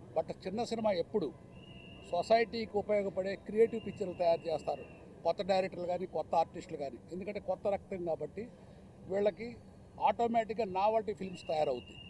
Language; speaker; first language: Telugu; native; Telugu